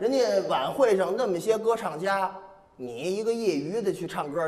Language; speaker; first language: Chinese; native; Chinese